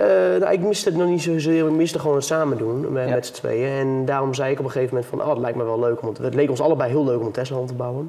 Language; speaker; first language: Dutch; native; Dutch